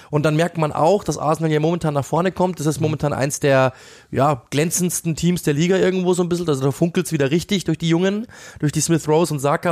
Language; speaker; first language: German; native; German